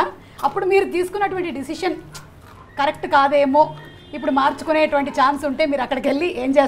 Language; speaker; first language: Telugu; native; Telugu